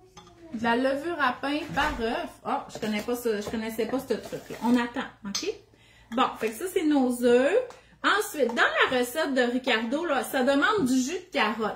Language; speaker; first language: French; native; French